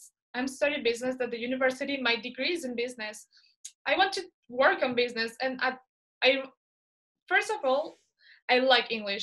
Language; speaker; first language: English; non-native, fluent; Spanish